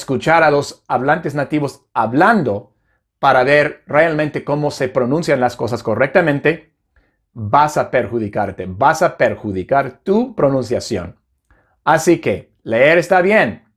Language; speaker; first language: Spanish; non-native, fluent; English